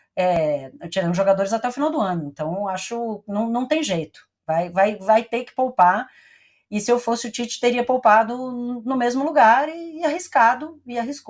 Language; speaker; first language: Portuguese; native; Portuguese